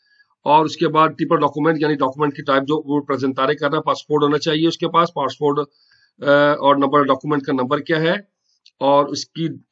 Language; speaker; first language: Hindi; non-native, local second language; Punjabi